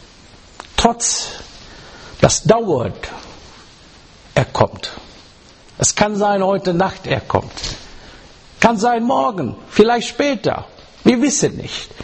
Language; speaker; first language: German; non-native, learner; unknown